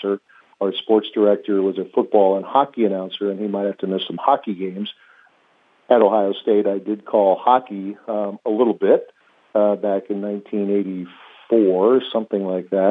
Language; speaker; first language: English; native; English